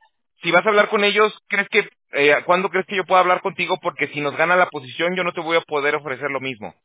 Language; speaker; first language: Spanish; native; Spanish